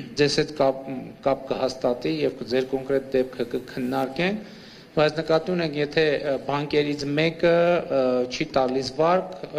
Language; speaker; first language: Armenian; native; Armenian